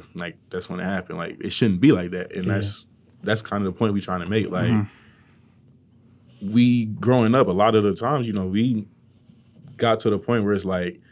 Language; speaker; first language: English; native; English